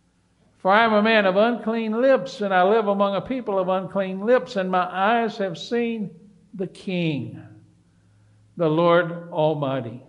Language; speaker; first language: English; native; English